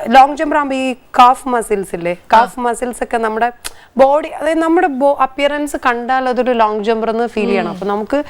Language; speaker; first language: Malayalam; native; Malayalam